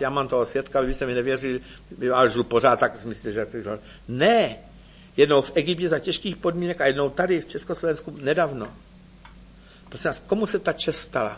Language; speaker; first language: Czech; native; Czech